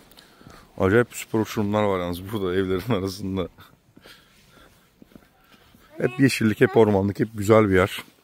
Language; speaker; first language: Turkish; native; Turkish